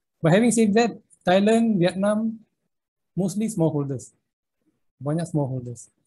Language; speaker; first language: English; non-native, local second language; Malay